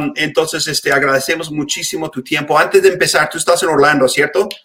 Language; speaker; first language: Spanish; non-native, fluent; English